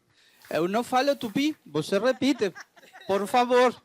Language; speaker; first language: Portuguese; non-native, learner; Spanish